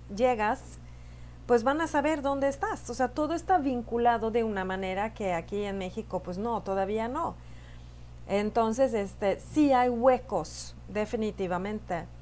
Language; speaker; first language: Spanish; non-native, fluent; Swedish